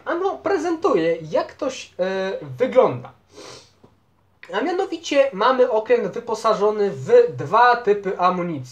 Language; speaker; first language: Polish; native; Polish